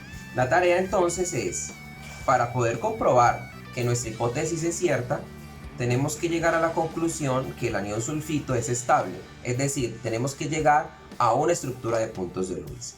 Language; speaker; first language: Spanish; native; Spanish